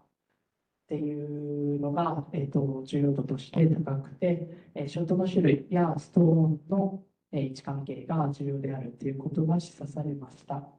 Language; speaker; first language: Japanese; native; Japanese